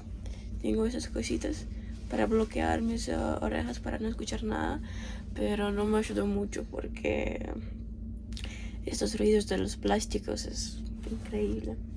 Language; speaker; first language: Spanish; non-native, learner; Ukrainian